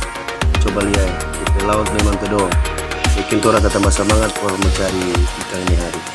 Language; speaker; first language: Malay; non-native, local second language; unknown